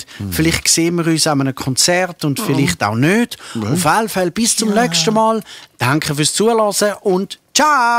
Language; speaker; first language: German; native; German